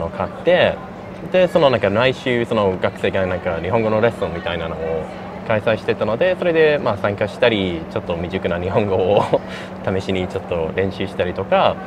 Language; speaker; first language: Japanese; non-native, fluent; English